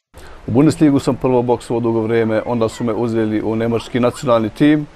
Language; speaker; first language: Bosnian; early bilingual, heritage; Bosnian